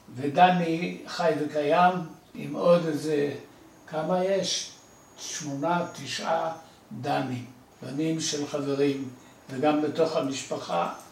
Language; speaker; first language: Hebrew; native; Hebrew